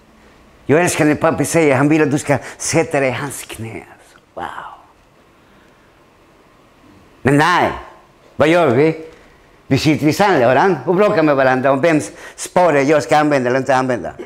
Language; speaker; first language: Swedish; non-native, fluent; Spanish